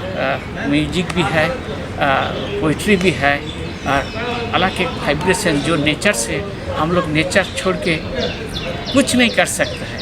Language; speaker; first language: Hindi; non-native, local second language; Bangla